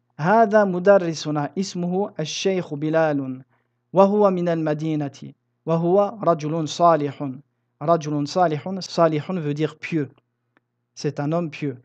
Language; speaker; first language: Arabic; non-native, fluent; French